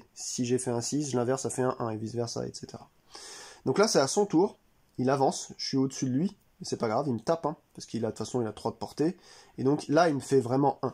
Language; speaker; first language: French; native; French